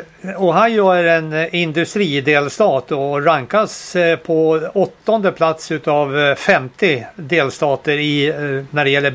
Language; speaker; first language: Swedish; native; Swedish